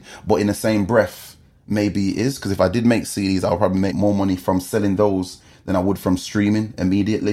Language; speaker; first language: English; native; English